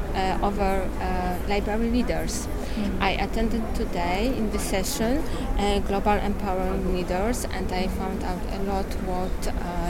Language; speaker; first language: English; non-native, learner; Polish